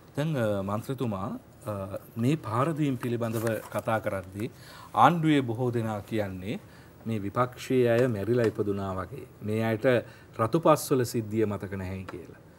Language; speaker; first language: Sinhala; native; Sinhala